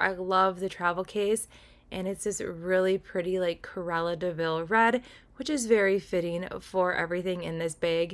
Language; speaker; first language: English; native; English